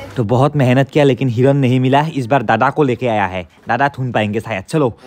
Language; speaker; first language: Hindi; non-native, local second language; Assamese